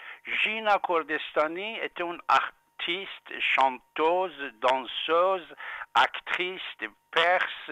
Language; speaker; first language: French; non-native, fluent; Persian